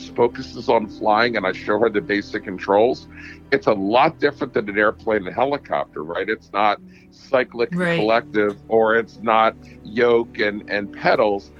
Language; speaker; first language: English; native; English